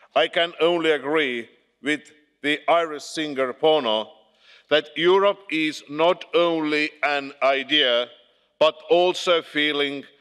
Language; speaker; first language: English; non-native, fluent; Estonian